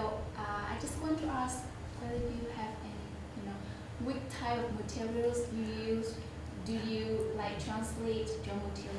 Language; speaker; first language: English; non-native, fluent; Vietnamese